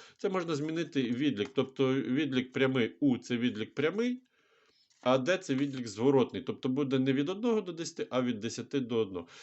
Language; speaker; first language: Ukrainian; non-native, local second language; Russian